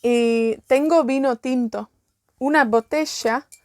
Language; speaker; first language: Spanish; non-native, fluent; Welsh